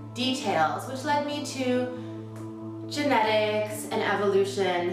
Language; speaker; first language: English; native; English